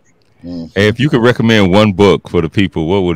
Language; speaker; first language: English; native; English